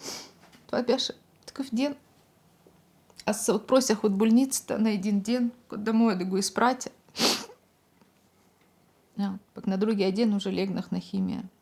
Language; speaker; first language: Bulgarian; non-native, learner; Russian